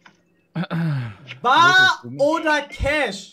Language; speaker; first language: German; native; German